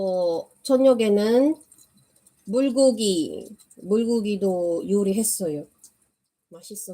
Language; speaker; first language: Korean; non-native, fluent; Filipino